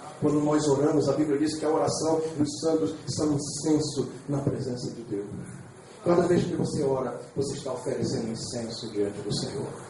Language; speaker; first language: Portuguese; native; Portuguese